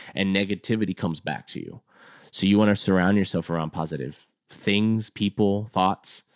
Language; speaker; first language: English; native; English